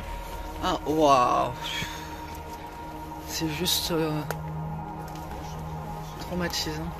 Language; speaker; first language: French; native; French